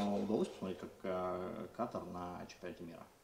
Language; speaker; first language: Russian; native; Russian